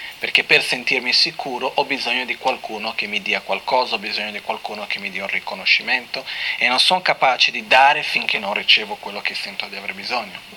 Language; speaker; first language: Italian; non-native, fluent; Portuguese